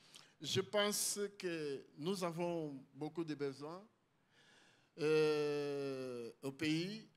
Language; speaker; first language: French; non-native, learner; Portuguese